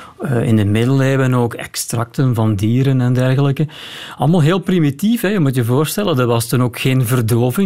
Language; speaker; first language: Dutch; native; Dutch